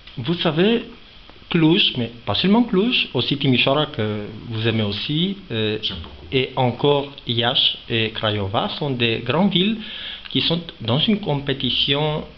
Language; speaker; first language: French; non-native, fluent; Romanian